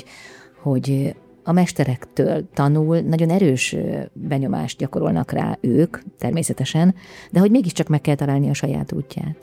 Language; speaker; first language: Hungarian; native; Hungarian